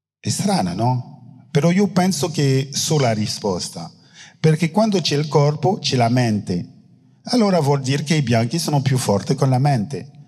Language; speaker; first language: Italian; non-native, fluent; French